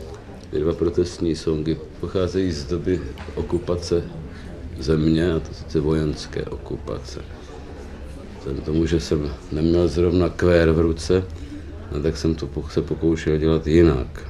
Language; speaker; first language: Czech; native; Czech